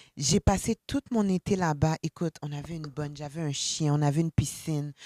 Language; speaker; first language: French; early bilingual, other home language; Haitian Creole